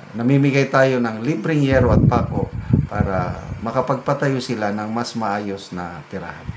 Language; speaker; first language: Filipino; native; Filipino